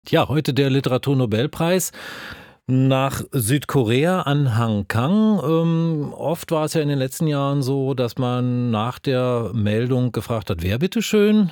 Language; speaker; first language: German; native; German